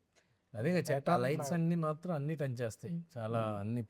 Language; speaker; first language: Telugu; native; Telugu